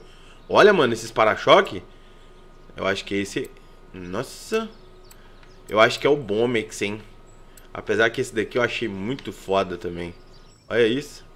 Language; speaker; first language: Portuguese; native; Portuguese